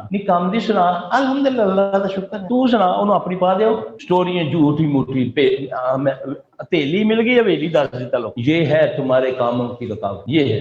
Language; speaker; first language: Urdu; non-native, local second language; Punjabi